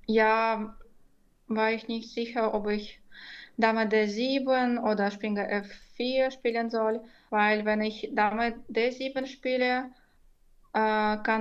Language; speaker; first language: German; non-native, fluent; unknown